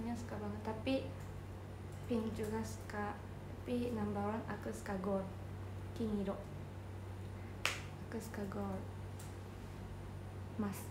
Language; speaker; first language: Indonesian; non-native, learner; Japanese